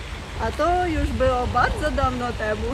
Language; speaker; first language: Polish; non-native, learner; Russian